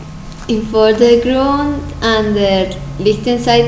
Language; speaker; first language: German; non-native, learner; Spanish